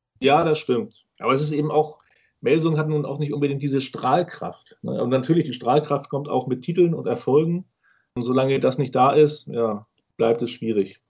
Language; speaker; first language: German; native; German